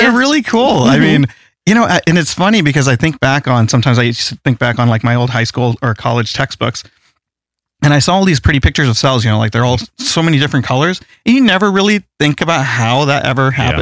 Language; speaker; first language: English; early bilingual, other home language; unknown